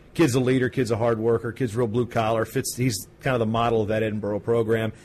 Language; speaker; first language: English; native; English